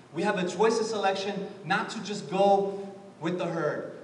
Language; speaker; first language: English; early bilingual, other home language; Spanish